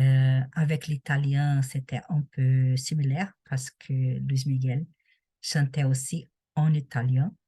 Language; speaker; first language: French; non-native, learner; Portuguese